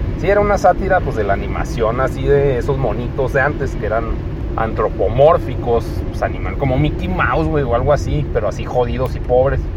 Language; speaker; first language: Spanish; native; Spanish